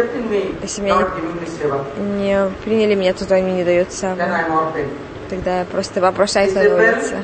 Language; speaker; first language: Russian; native; Russian